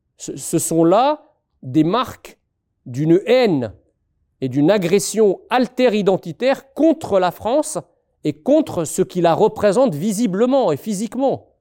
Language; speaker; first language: French; early bilingual, other home language; Arabic